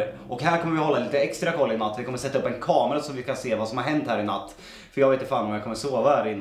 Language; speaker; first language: Swedish; native; Swedish